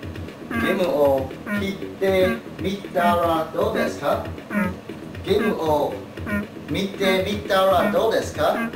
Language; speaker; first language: Japanese; non-native, learner; English